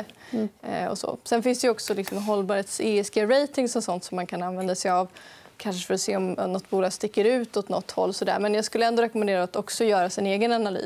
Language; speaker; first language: Swedish; native; Swedish